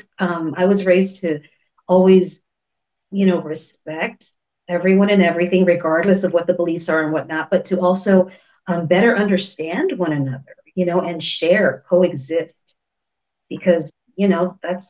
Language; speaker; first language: English; early bilingual, other home language; Spanish